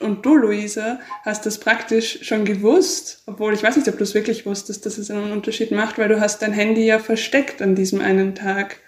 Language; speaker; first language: German; native; German